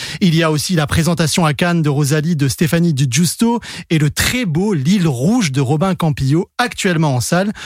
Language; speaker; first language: French; native; French